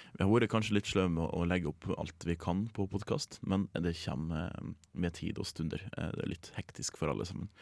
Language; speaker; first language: Norwegian; native; Norwegian